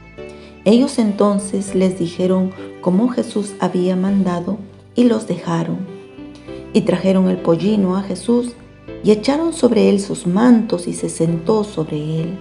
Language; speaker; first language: Spanish; native; Spanish